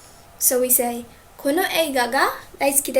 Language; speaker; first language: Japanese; non-native, fluent; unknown